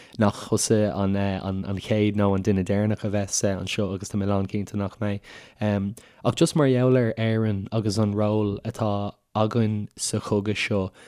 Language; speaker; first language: Irish; native; Irish